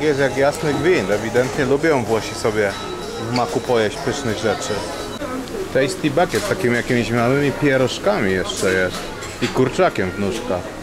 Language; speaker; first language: Polish; native; Polish